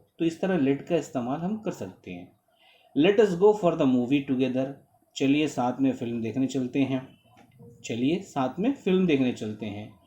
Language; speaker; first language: Hindi; native; Hindi